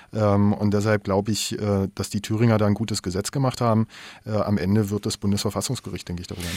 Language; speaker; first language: German; native; German